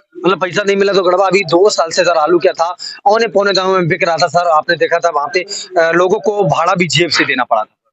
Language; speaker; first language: Hindi; native; Hindi